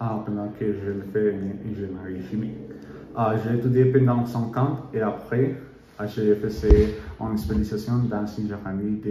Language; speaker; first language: French; non-native, learner; Spanish